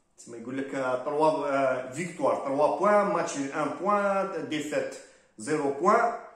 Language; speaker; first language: French; non-native, local second language; Arabic